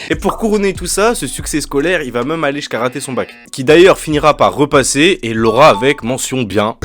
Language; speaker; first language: French; native; French